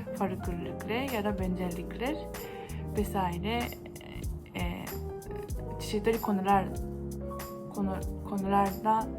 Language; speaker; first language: Turkish; non-native, fluent; Japanese